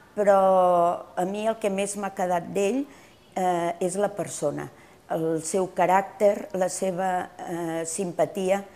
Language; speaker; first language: Catalan; early bilingual, other home language; Spanish